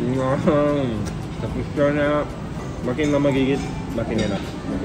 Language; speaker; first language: Indonesian; non-native, fluent; Japanese